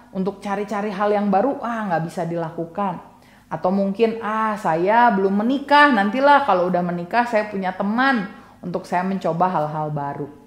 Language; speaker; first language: Indonesian; native; Indonesian